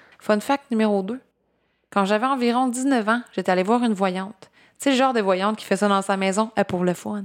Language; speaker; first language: French; native; French